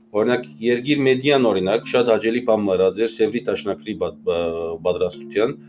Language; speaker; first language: Armenian; early bilingual, heritage; Armenian